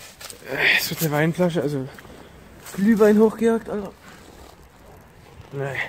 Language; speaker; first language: German; native; German